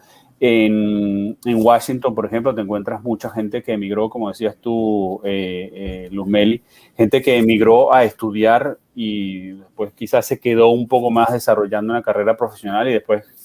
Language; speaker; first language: Spanish; native; Spanish